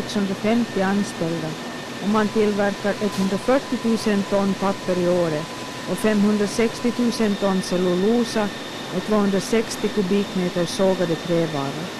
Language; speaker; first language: Swedish; native; Swedish